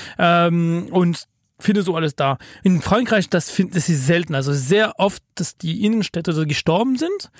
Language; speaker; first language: German; non-native, fluent; French